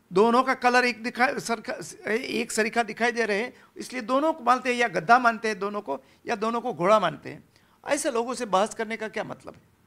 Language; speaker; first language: Hindi; non-native, local second language; Gujarati